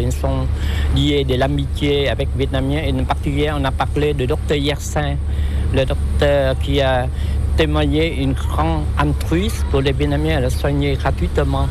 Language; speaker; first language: French; non-native, local second language; Vietnamese